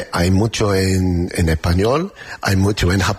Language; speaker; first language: Spanish; non-native, learner; English